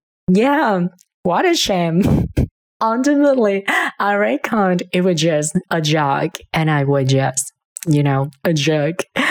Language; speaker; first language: English; non-native, fluent; Vietnamese